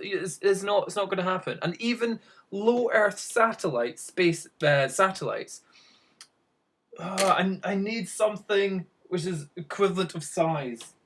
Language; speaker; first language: English; native; English